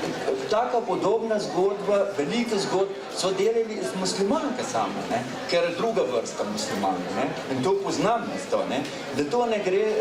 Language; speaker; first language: Slovenian; non-native, local second language; Arabic